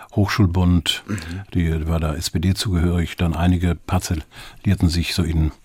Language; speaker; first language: German; native; German